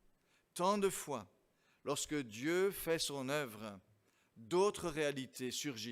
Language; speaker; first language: French; native; French